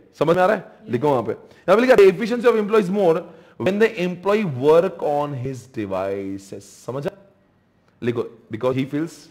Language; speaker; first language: Hindi; native; Hindi